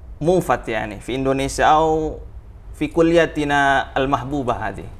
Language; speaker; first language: Arabic; non-native, fluent; Indonesian